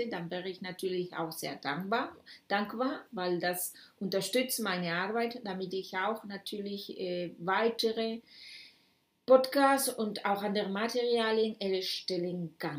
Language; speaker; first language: German; non-native, fluent; Spanish